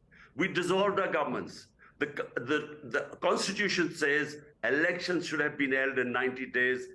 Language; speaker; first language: English; non-native, local second language; Urdu